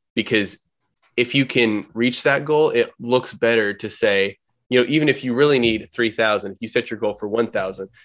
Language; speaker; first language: English; native; English